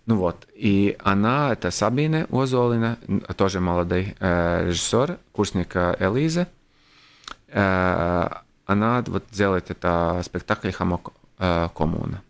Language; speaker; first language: Russian; non-native, local second language; Latvian